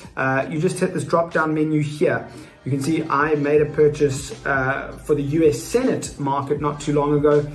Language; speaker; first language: English; native; English